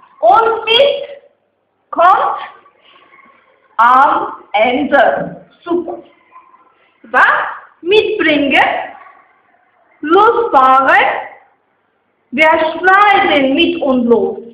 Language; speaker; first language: German; non-native, learner; Arabic